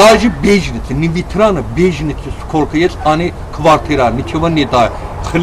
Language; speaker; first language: Russian; non-native, learner; Azerbaijani